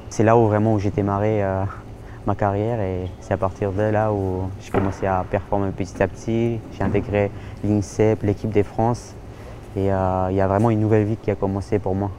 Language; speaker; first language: French; early bilingual, other home language; Georgian